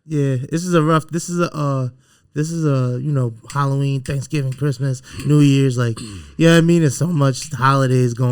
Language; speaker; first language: English; native; English